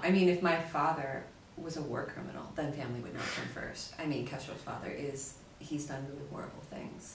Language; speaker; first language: English; native; English